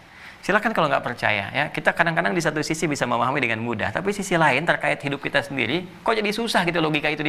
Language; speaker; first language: Indonesian; native; Indonesian